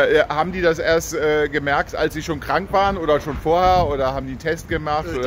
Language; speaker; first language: German; native; German